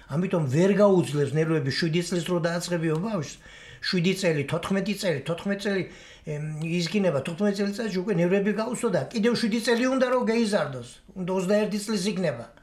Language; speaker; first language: Georgian; native; Georgian